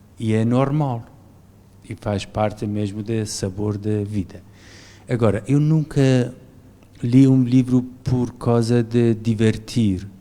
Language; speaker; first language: Portuguese; non-native, fluent; Persian